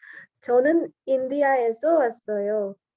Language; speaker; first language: Korean; non-native, learner; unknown